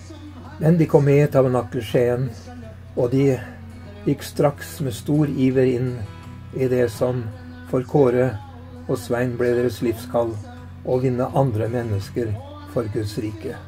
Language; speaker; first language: Norwegian; native; Norwegian